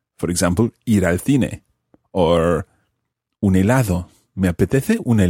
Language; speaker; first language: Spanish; non-native, fluent; English